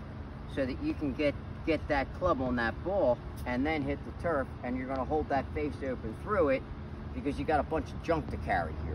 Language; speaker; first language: English; native; English